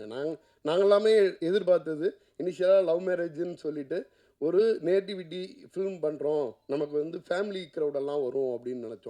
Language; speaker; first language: Tamil; native; Tamil